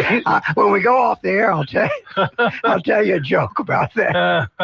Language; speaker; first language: English; native; English